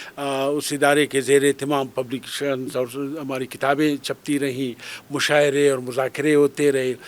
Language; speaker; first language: Urdu; non-native, local second language; Brahui